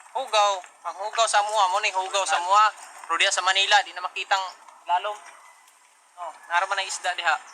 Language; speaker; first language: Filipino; non-native, local second language; Cebuano